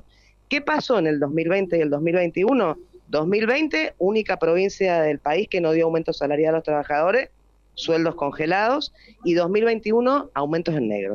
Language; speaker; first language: Spanish; native; Spanish